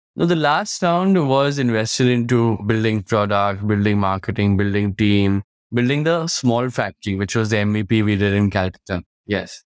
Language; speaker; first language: English; non-native, local second language; Hindi